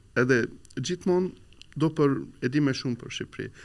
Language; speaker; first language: Albanian; non-native, learner; Arabic